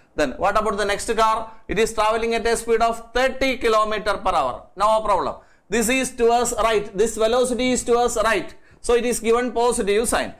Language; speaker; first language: English; non-native, local second language; Malayalam